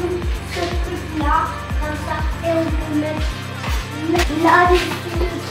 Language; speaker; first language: French; non-native, learner; German